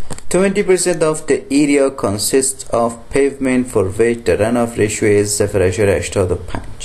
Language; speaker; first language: English; non-native, fluent; Persian